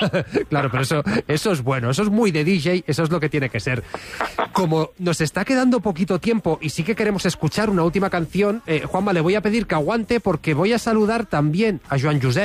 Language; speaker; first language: Spanish; native; Spanish